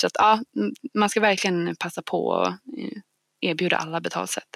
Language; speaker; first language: Swedish; native; Swedish